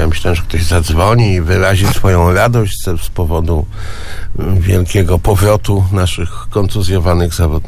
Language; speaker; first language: Polish; native; Polish